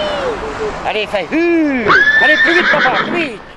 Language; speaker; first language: French; native; French